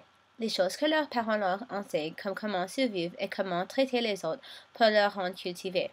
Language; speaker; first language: French; non-native, local second language; English